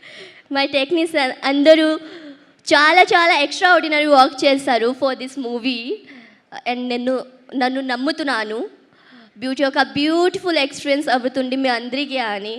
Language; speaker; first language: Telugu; early bilingual, heritage; Telugu